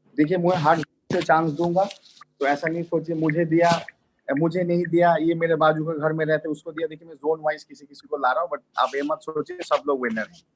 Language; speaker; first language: Hindi; non-native, local second language; Bangla